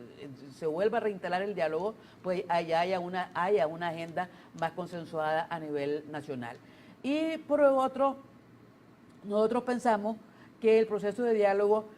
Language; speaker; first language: Spanish; native; Spanish